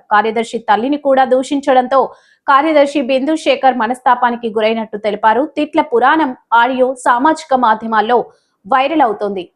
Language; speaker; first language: Telugu; native; Telugu